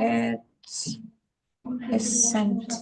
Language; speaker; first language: English; non-native, fluent; Uzbek